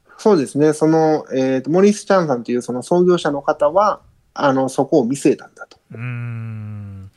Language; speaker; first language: Japanese; native; Japanese